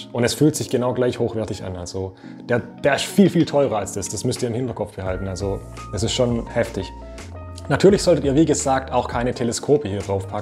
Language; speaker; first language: German; native; German